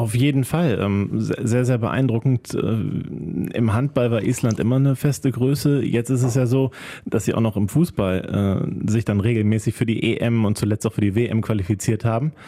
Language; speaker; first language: German; native; German